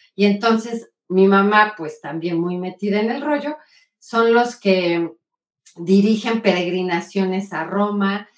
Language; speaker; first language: Spanish; native; Spanish